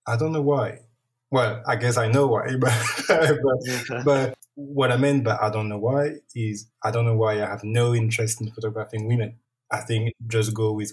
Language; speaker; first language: English; non-native, fluent; French